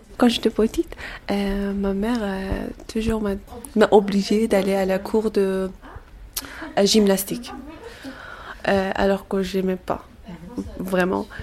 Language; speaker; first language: French; non-native, learner; Persian